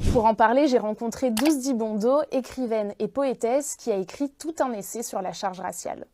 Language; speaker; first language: French; native; French